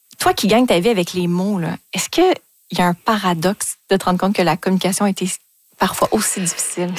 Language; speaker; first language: French; native; French